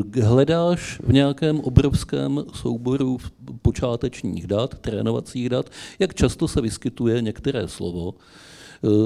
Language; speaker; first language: Czech; native; Czech